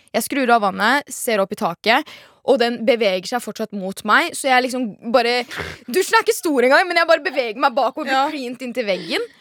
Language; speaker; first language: Norwegian; native; Norwegian